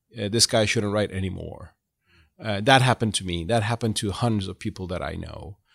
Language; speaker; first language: English; non-native, fluent; Turkish